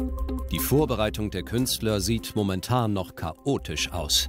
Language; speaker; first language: German; native; German